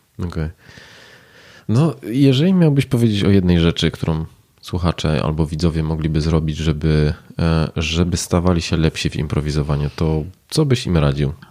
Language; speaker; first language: Polish; native; Polish